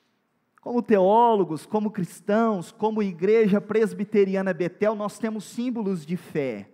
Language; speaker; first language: Portuguese; native; Portuguese